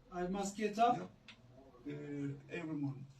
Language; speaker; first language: English; non-native, fluent; Turkish